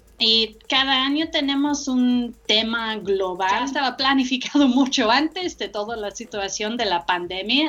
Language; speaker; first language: Spanish; non-native, fluent; English